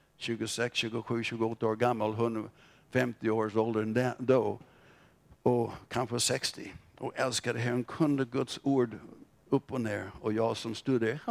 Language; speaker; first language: Swedish; non-native, fluent; English